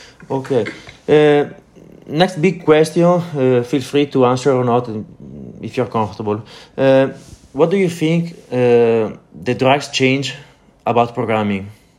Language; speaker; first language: English; non-native, learner; Italian